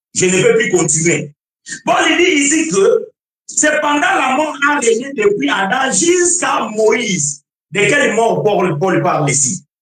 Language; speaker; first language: French; non-native, fluent; Portuguese